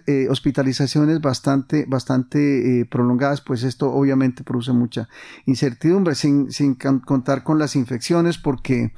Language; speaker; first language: Spanish; native; Spanish